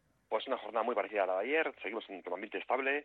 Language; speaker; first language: Spanish; native; Spanish